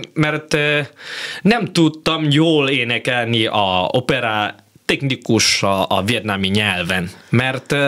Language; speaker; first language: Hungarian; non-native, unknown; Vietnamese